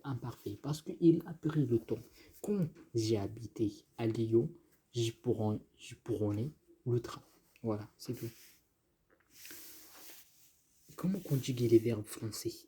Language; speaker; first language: French; non-native, fluent; Tigrinya